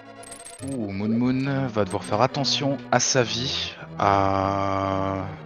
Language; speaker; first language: French; native; French